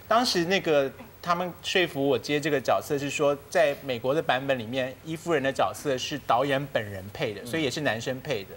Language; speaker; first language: Chinese; native; Chinese